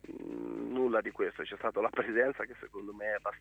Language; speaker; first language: Italian; native; Italian